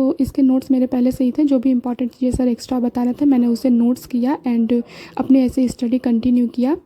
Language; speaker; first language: Hindi; native; Hindi